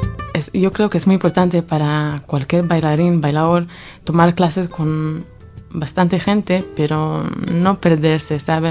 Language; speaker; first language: Spanish; non-native, fluent; Hebrew